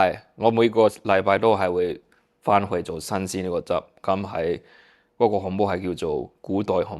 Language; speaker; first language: Cantonese; early bilingual, heritage; Cantonese